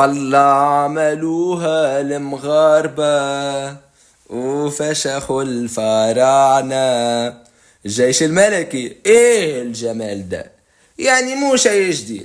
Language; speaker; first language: Arabic; native; Arabic